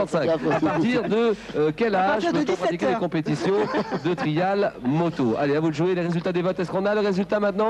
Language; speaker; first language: French; native; French